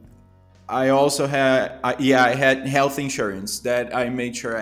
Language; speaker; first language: English; non-native, fluent; Portuguese